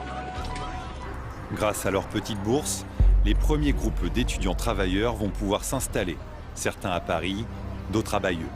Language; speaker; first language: French; native; French